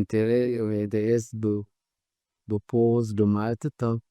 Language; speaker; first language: Portuguese; non-native, fluent; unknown